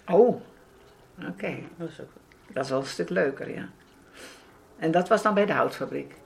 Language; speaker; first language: Dutch; native; Dutch